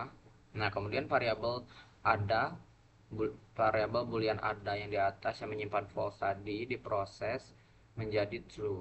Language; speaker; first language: Indonesian; native; Indonesian